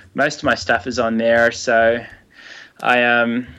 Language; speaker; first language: English; native; English